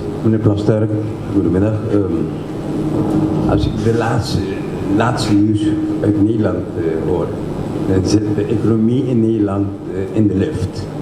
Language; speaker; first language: Dutch; non-native, local second language; Papiamento